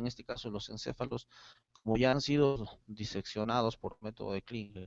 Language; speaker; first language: Spanish; native; Spanish